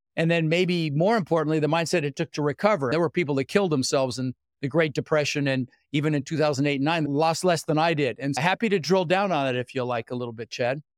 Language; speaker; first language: English; native; English